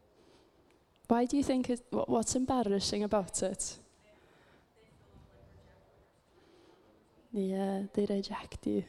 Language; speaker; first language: English; native; English